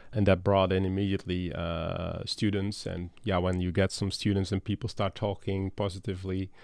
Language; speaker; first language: English; non-native, fluent; Dutch